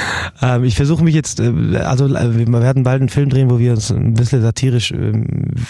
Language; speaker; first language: German; early bilingual, other home language; Arabic